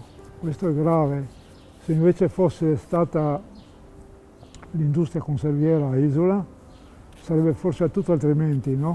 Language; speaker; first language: Italian; non-native, local second language; Slovenian